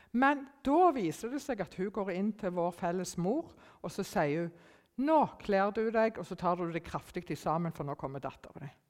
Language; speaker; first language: Norwegian; early bilingual, other home language; German